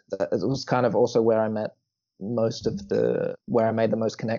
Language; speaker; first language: English; native; English